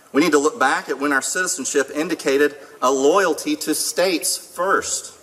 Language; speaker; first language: English; native; English